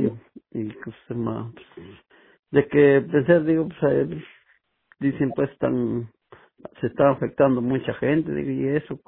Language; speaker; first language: Spanish; native; Spanish